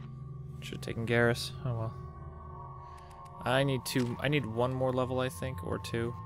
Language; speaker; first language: English; native; English